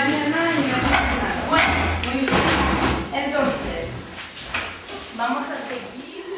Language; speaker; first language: Spanish; non-native, fluent; French